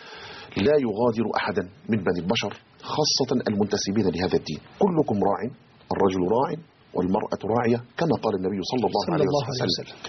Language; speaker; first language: Arabic; native; Arabic